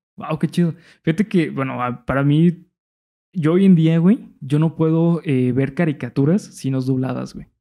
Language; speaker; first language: Spanish; native; Spanish